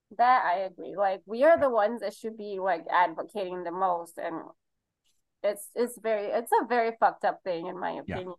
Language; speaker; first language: English; non-native, fluent; Portuguese